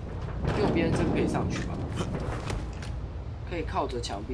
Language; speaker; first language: Chinese; native; Chinese